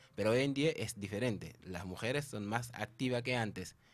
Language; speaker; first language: Spanish; non-native, fluent; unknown